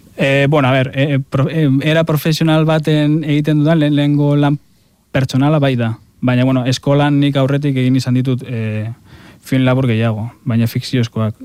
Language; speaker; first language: Basque; native; Basque